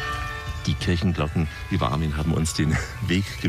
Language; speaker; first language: German; native; German